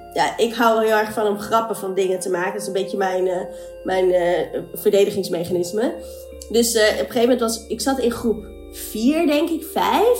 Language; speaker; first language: Dutch; native; Dutch